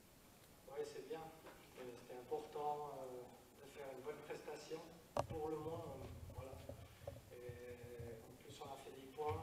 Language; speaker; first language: French; native; French